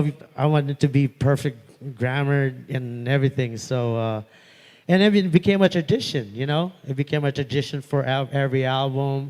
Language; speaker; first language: English; non-native, local second language; Pampanga